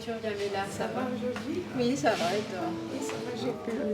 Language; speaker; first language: French; non-native, local second language; Arabic